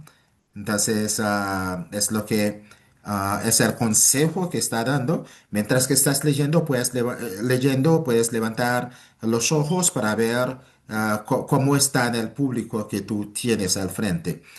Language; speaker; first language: Spanish; non-native, fluent; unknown